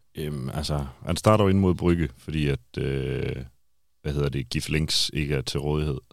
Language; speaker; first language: Danish; native; Danish